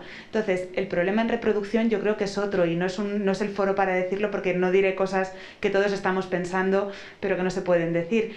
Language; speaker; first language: Spanish; native; Spanish